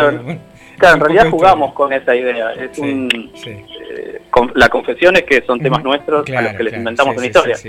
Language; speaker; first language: Spanish; native; Spanish